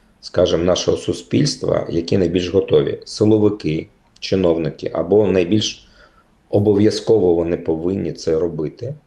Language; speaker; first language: Ukrainian; native; Ukrainian